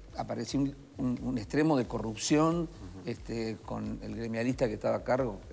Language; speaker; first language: Spanish; native; Spanish